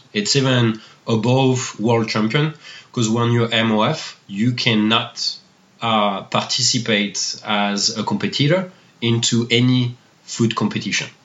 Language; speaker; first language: English; non-native, fluent; French